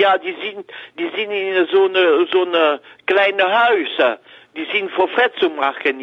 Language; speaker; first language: German; non-native, learner; French